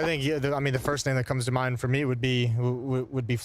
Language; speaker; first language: English; native; English